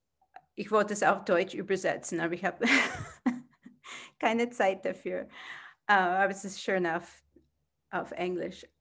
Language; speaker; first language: German; non-native, fluent; English